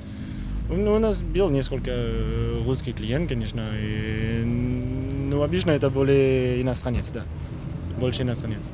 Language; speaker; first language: Russian; non-native, learner; French